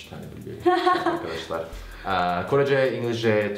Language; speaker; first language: Turkish; non-native, learner; Korean